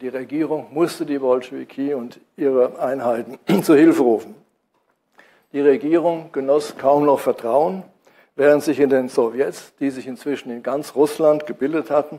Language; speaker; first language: German; native; German